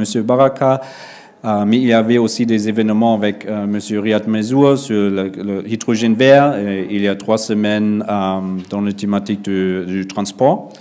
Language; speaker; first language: French; non-native, fluent; German